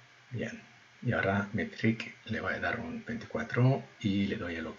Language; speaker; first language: Spanish; non-native, fluent; French